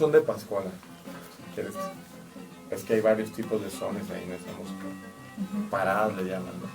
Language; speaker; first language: Spanish; native; Spanish